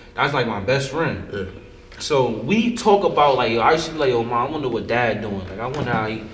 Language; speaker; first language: English; native; English